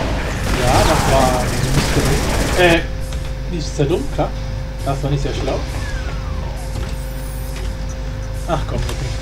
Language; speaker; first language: German; native; German